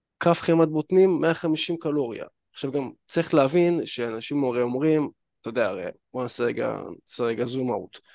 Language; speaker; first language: Hebrew; native; Hebrew